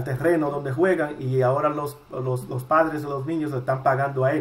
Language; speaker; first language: Spanish; early bilingual, heritage; Spanish